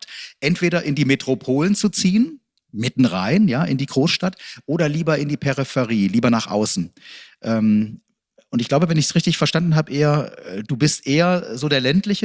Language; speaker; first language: German; native; German